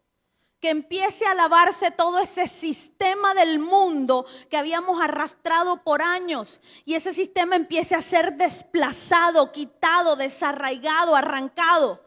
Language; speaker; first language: Spanish; native; Spanish